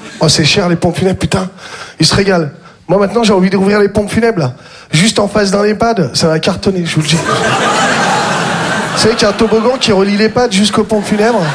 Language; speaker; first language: French; native; French